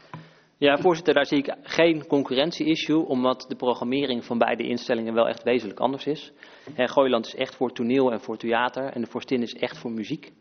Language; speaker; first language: Dutch; native; Dutch